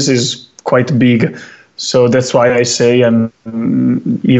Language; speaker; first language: English; non-native, fluent; Italian